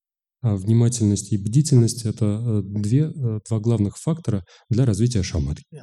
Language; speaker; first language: Russian; native; Russian